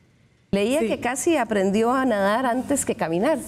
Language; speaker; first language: Spanish; native; Spanish